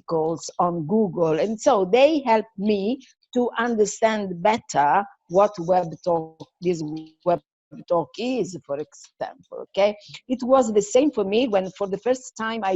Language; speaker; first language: English; non-native, fluent; Italian